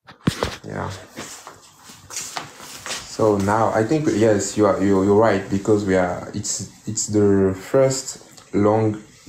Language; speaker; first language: English; non-native, learner; French